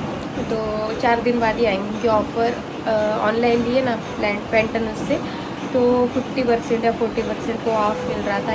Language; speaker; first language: Hindi; native; Hindi